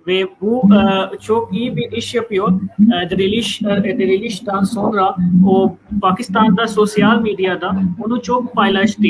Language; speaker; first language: Turkish; non-native, fluent; Urdu